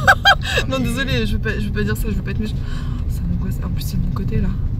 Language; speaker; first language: French; native; French